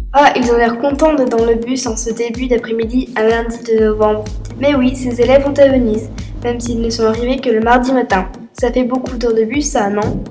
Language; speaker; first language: French; native; French